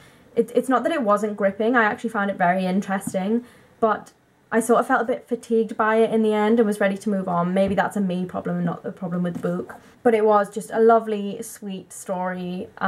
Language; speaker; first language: English; native; English